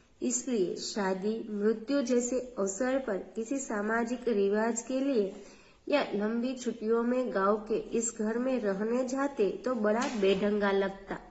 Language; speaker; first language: Hindi; non-native, local second language; Gujarati